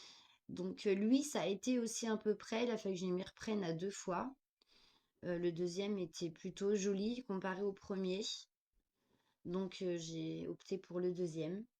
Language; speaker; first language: French; native; French